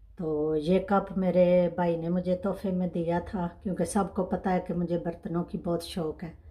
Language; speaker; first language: Urdu; native; Urdu